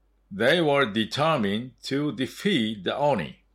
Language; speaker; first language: English; non-native, fluent; Japanese